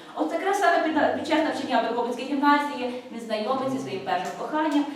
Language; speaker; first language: Ukrainian; native; Ukrainian